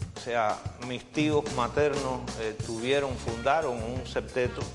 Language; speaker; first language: Spanish; native; Spanish